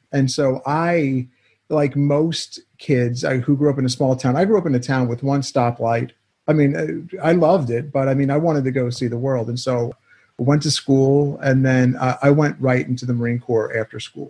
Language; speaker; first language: English; native; English